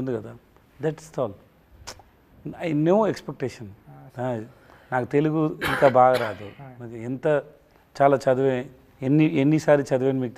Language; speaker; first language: Telugu; non-native, learner; Tamil